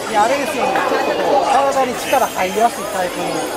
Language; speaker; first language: Japanese; native; Japanese